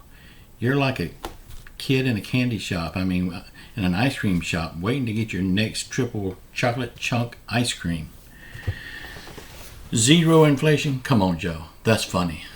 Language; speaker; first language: English; native; English